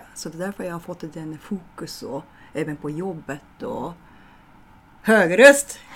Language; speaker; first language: Swedish; non-native, fluent; Japanese